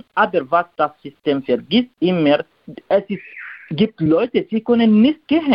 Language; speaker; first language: German; non-native, learner; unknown